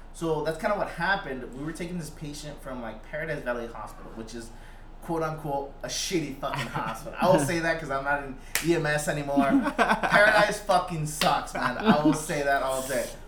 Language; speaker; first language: English; early bilingual, other home language; Spanish